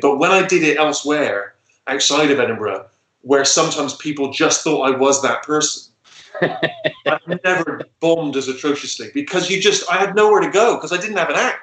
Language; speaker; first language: English; native; English